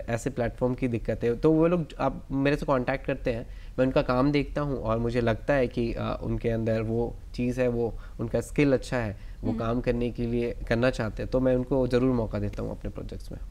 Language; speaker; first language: Hindi; native; Hindi